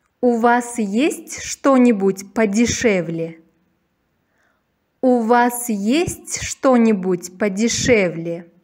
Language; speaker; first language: Russian; non-native, local second language; Uzbek